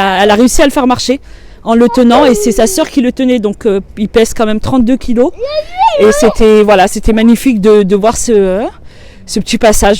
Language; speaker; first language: French; native; French